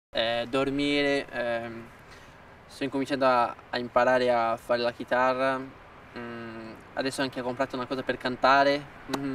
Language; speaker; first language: Italian; non-native, fluent; Portuguese